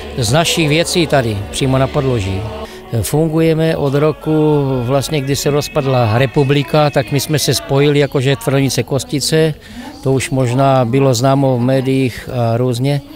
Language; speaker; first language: Czech; native; Czech